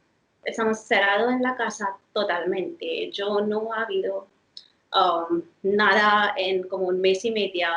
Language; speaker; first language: Spanish; non-native, fluent; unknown